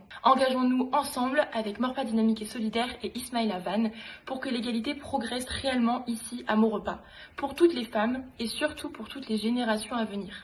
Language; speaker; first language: French; native; French